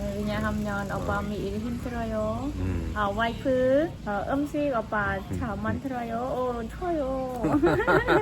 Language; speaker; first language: Korean; non-native, learner; Khmer